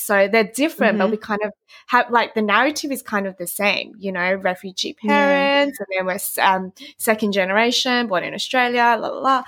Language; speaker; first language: English; non-native, local second language; Vietnamese